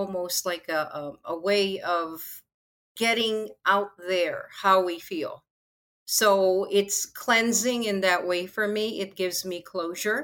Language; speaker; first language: English; non-native, local second language; Filipino